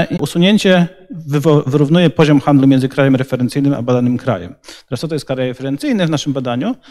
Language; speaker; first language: Polish; native; Polish